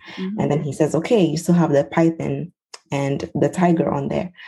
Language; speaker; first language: English; non-native, local second language; Ewe